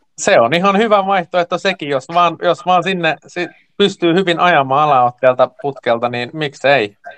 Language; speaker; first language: Finnish; non-native, local second language; Swedish